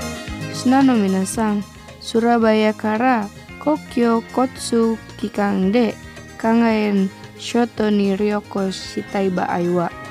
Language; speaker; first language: Japanese; non-native, fluent; Indonesian